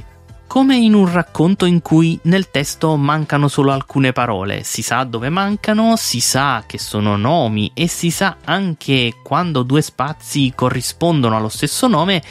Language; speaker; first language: Italian; native; Italian